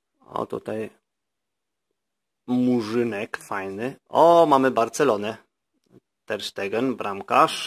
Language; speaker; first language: Polish; native; Polish